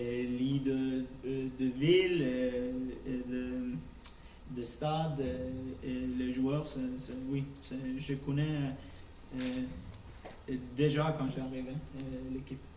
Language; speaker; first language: French; non-native, learner; Norwegian